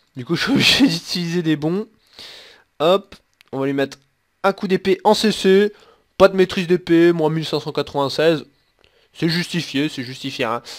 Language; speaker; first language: French; native; French